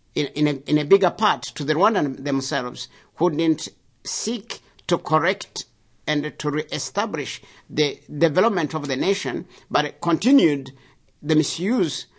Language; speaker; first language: English; non-native, local second language; Kinyarwanda